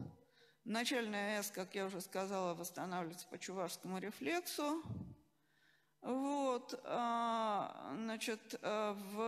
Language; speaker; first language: Russian; native; Russian